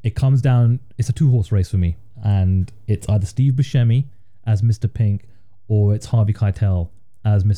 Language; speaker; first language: English; native; English